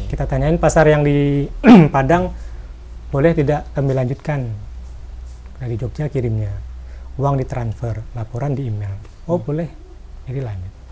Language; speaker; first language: Indonesian; native; Indonesian